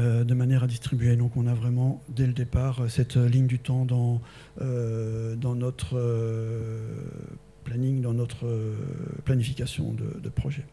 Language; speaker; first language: French; native; French